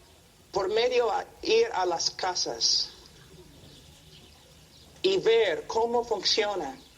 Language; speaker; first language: Spanish; non-native, fluent; English